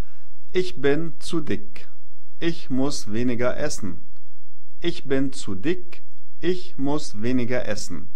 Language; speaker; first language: German; non-native, fluent; Arabic